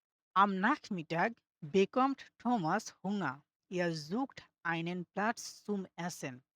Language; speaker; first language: German; non-native, learner; Bangla